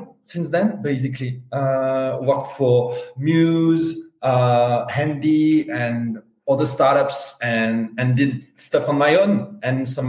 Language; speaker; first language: English; non-native, fluent; French